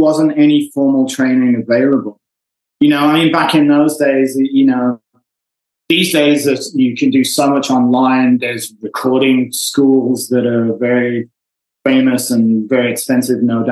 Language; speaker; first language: English; native; English